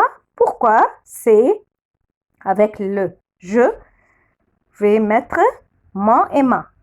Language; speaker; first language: French; non-native, fluent; Arabic